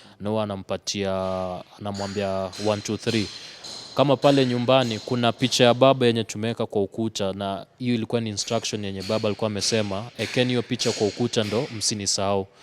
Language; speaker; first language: Swahili; native; Swahili